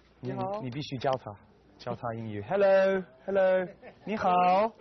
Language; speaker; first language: Chinese; non-native, learner; English